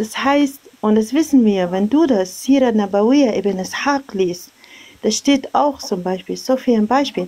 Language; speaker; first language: German; non-native, learner; Arabic